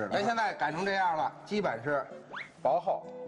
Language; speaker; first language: Chinese; native; Chinese